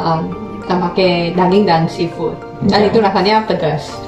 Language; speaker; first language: Indonesian; non-native, fluent; Korean